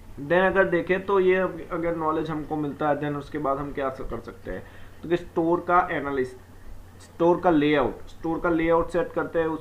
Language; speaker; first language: Hindi; non-native, local second language; Gujarati